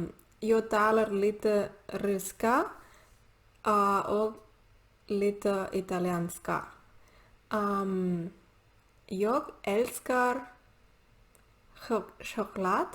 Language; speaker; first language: Swedish; non-native, learner; Catalan